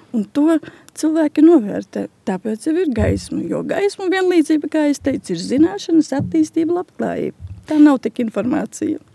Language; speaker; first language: Latvian; native; Latvian